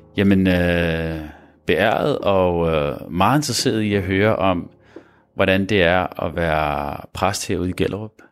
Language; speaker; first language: Danish; early bilingual, other home language; Arabic